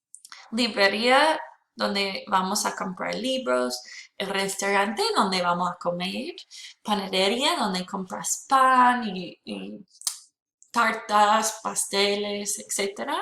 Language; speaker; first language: Spanish; non-native, fluent; English